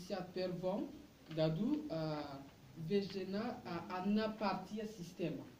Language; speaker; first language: Russian; non-native, learner; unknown